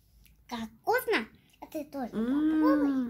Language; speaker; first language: Russian; early bilingual, heritage; Russian